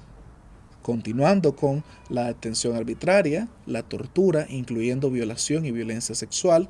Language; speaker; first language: Spanish; native; Spanish